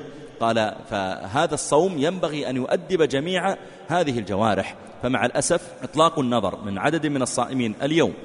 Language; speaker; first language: Arabic; native; Arabic